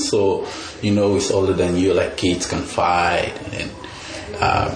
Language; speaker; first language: English; non-native, local second language; Ga